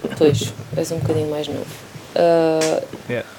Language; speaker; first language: Portuguese; native; Portuguese